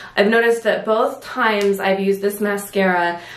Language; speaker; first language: English; native; English